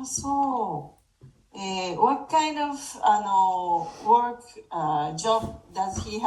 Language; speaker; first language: English; non-native, fluent; Japanese